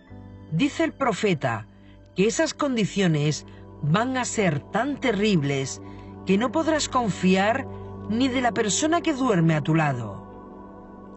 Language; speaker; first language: Spanish; native; Spanish